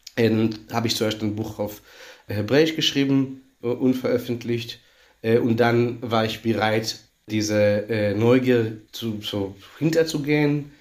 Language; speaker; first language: German; non-native, fluent; Hebrew